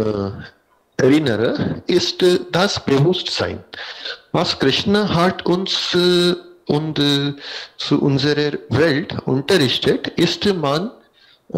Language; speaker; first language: German; non-native, learner; Hindi